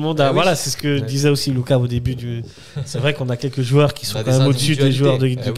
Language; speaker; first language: French; native; French